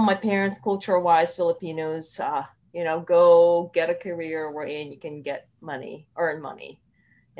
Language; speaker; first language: English; non-native, local second language; Filipino